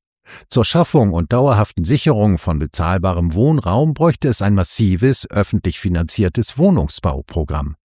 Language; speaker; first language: German; native; German